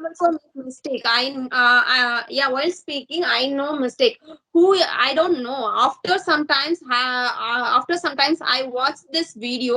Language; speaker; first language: English; non-native, learner; Tamil